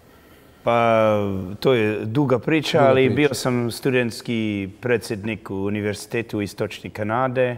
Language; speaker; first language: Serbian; early bilingual, heritage; English